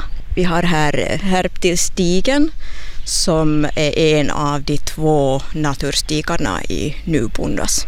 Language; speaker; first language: Swedish; non-native, local second language; Finnish